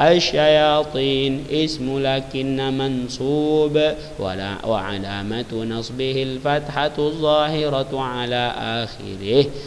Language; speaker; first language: Arabic; non-native, fluent; Indonesian